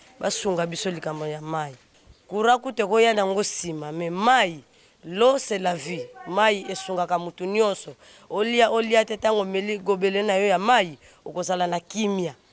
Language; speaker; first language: Lingala; non-native, local second language; Kongo